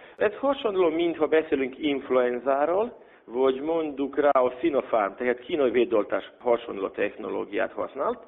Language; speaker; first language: Hungarian; non-native, local second language; Serbian